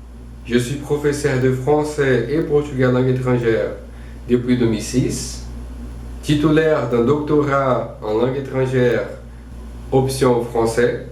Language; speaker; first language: French; non-native, fluent; Portuguese